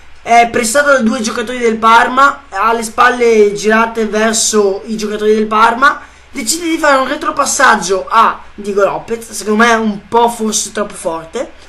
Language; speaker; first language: Italian; native; Italian